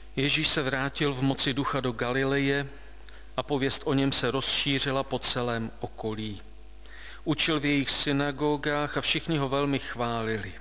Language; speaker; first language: Czech; native; Czech